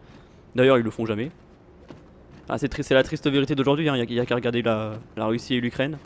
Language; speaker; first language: French; native; French